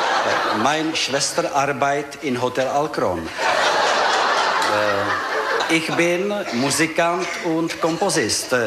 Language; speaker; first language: German; non-native, learner; Czech